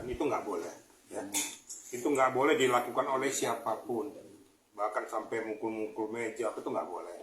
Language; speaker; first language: Indonesian; native; Indonesian